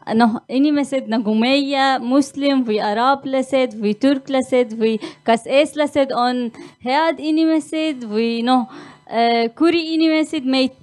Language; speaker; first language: Estonian; non-native, learner; Arabic